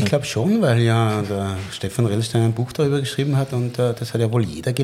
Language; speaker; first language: German; native; German